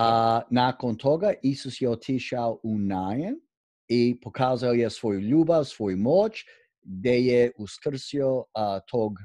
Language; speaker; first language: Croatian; non-native, fluent; English